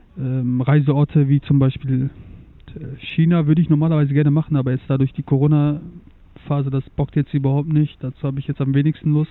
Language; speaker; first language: German; early bilingual, other home language; Turkish